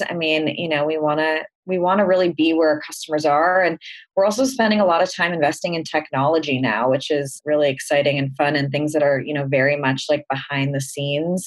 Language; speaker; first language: English; native; English